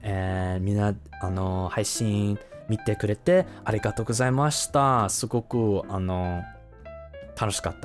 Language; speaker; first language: Japanese; non-native, learner; English